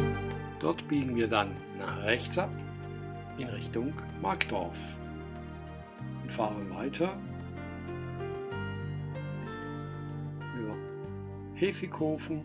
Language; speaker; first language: German; native; German